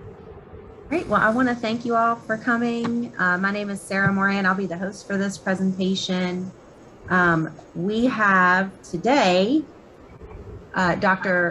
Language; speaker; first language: English; native; English